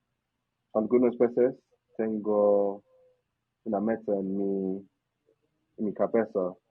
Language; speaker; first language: Spanish; non-native, learner; English